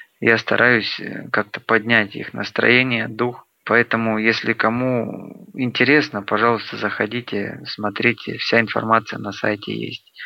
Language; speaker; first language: Russian; native; Russian